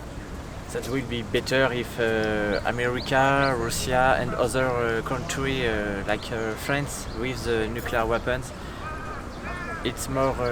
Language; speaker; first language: English; non-native, learner; French